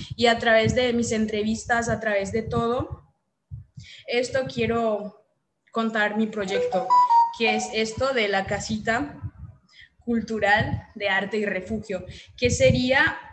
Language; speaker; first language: Spanish; native; Spanish